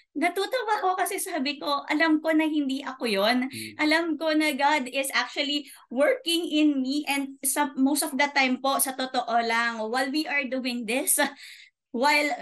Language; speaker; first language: Filipino; native; Filipino